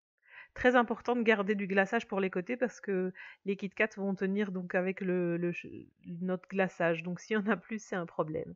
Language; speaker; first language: French; native; French